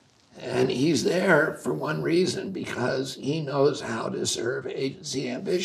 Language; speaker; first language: English; native; English